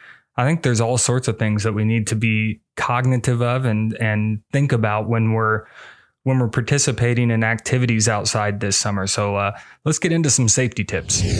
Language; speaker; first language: English; native; English